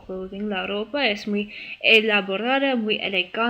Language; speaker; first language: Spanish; non-native, learner; English